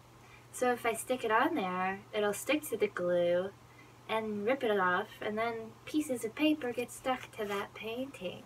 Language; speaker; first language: English; native; English